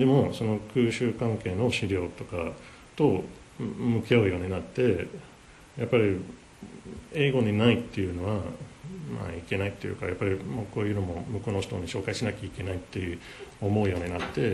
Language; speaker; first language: Japanese; non-native, fluent; English